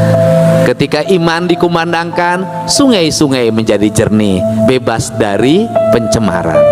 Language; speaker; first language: Indonesian; native; Indonesian